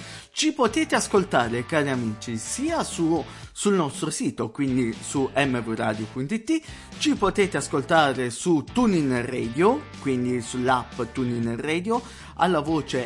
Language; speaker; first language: Italian; native; Italian